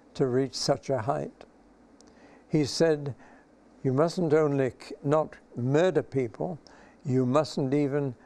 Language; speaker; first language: English; native; English